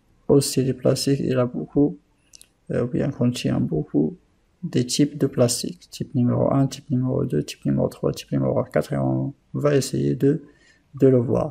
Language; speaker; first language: French; non-native, local second language; Arabic